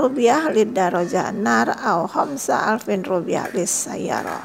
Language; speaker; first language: Arabic; non-native, learner; Indonesian